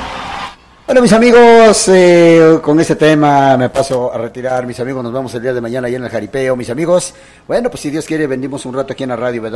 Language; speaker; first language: Spanish; native; Spanish